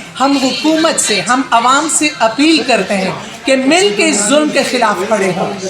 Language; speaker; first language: Urdu; non-native, local second language; Pashto